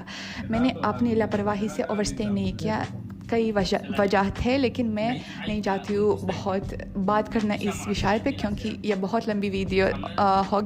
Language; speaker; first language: Hindi; non-native, fluent; Russian